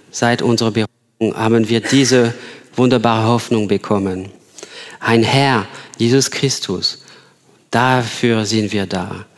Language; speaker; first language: German; non-native, fluent; French